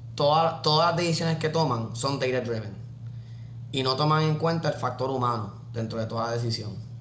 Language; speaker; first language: Spanish; native; Spanish